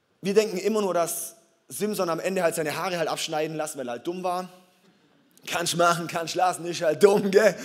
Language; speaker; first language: German; native; German